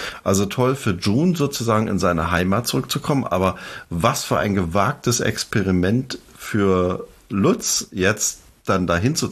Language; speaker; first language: German; native; German